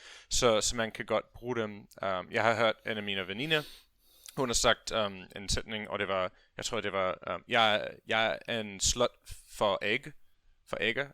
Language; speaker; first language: Danish; non-native, learner; English